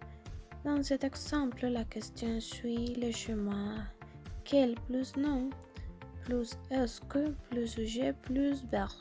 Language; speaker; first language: French; non-native, learner; Spanish